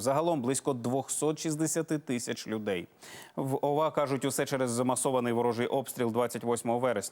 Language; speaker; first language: Ukrainian; native; Ukrainian